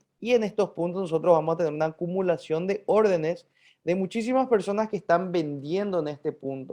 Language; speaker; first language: Spanish; native; Spanish